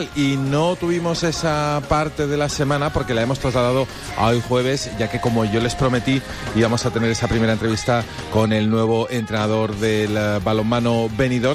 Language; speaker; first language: Spanish; native; Spanish